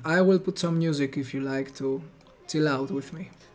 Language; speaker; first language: English; non-native, fluent; Greek